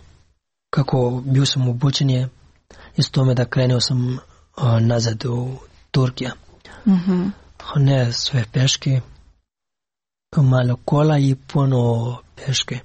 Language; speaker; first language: Serbian; non-native, learner; Pashto